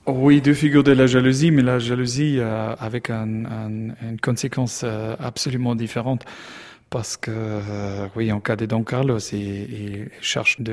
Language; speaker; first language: French; non-native, learner; German